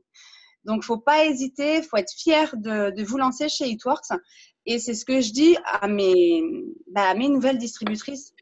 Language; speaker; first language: French; native; French